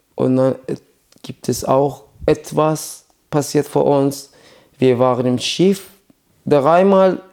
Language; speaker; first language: German; non-native, learner; Persian